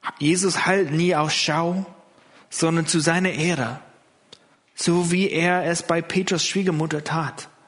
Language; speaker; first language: German; non-native, fluent; English